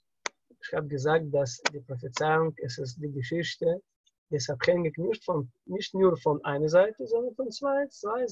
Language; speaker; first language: German; non-native, learner; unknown